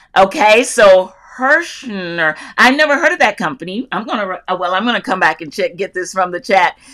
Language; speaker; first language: English; native; English